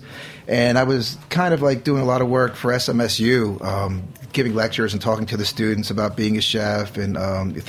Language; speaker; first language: English; native; English